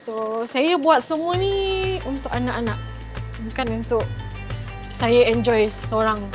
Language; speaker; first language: Malay; native; Malay